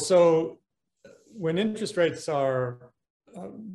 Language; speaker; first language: English; native; English